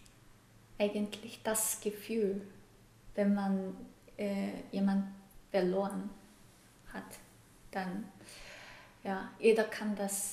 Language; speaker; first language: German; non-native, fluent; Korean